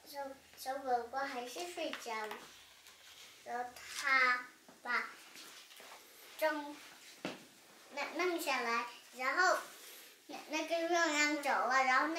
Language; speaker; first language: Chinese; early bilingual, heritage; Chinese